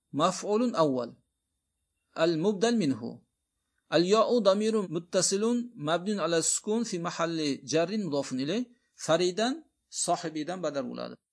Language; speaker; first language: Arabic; non-native, fluent; Uzbek